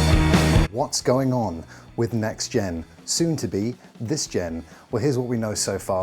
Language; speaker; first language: English; native; English